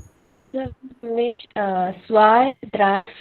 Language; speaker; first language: German; non-native, learner; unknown